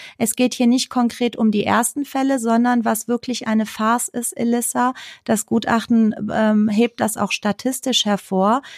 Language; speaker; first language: German; early bilingual, other home language; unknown